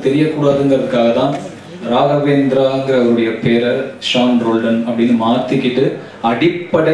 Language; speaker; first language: Tamil; native; Tamil